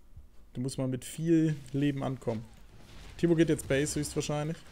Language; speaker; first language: German; native; German